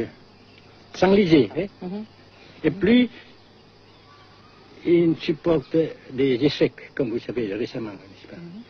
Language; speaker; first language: French; non-native, fluent; Vietnamese